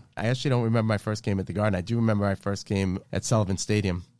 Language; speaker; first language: English; native; English